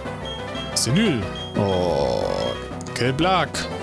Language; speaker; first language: French; non-native, learner; German